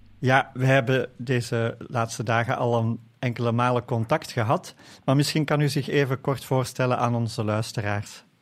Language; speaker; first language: Dutch; native; Dutch